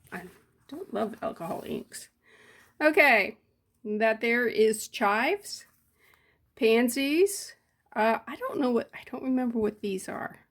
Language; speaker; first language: English; native; English